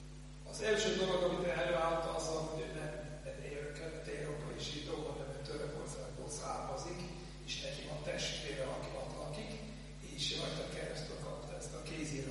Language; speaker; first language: Hungarian; non-native, fluent; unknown